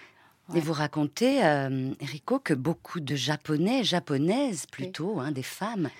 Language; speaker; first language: French; native; French